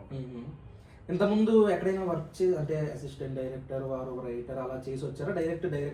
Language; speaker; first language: Telugu; native; Telugu